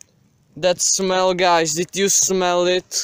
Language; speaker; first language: English; non-native, learner; Czech